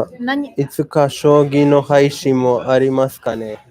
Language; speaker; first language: Japanese; non-native, fluent; English